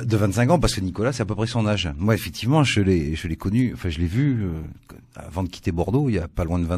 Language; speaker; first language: French; native; French